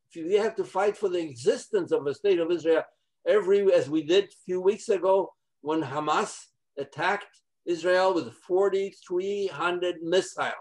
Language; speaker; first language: English; non-native, fluent; Polish